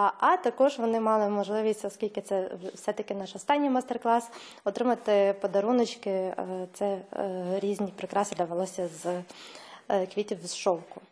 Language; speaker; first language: Ukrainian; native; Ukrainian